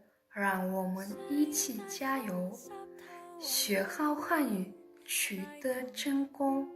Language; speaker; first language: Chinese; non-native, learner; Kyrgyz